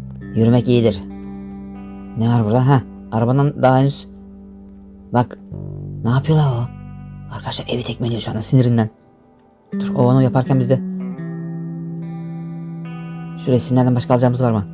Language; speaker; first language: Turkish; native; Turkish